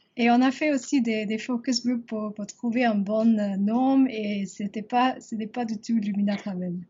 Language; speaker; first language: French; non-native, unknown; English